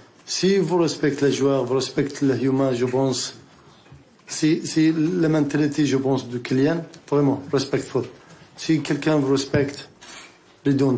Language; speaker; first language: French; non-native, learner; Arabic